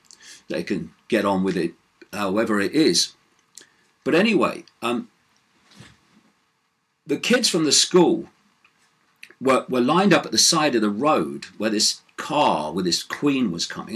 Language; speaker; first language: English; native; English